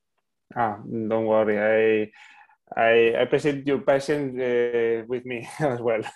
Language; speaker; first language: English; non-native, learner; Spanish